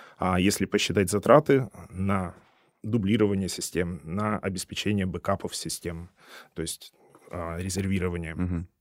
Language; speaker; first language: Russian; native; Russian